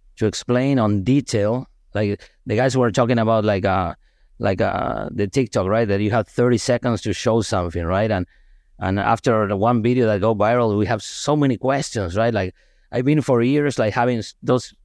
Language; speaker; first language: English; non-native, fluent; Spanish